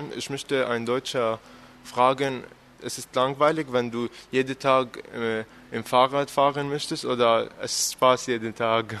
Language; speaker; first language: German; non-native, learner; Arabic